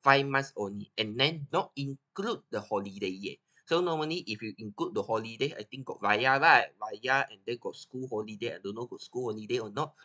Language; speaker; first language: English; non-native, local second language; Chinese